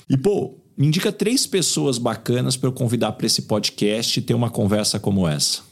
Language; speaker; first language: Portuguese; native; Portuguese